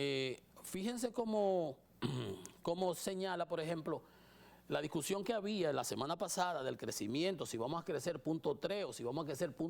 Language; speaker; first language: Spanish; native; Spanish